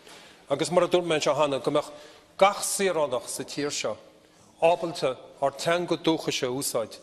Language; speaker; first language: Irish; native; Irish